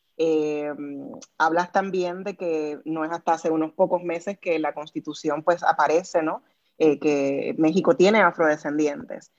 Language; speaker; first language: Spanish; native; Spanish